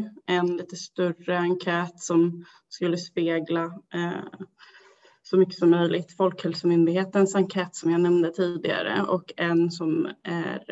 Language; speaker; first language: Swedish; native; Swedish